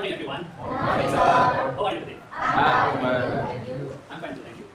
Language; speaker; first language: English; non-native, learner; Indonesian